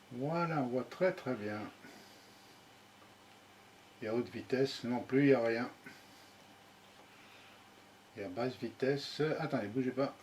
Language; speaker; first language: French; native; French